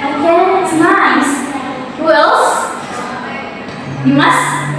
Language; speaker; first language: English; non-native, learner; Indonesian